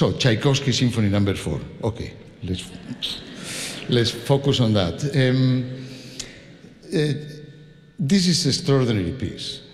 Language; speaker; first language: English; non-native, fluent; Spanish